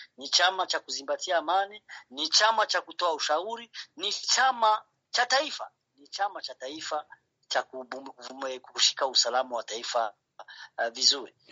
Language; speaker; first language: Swahili; non-native, local second language; Rundi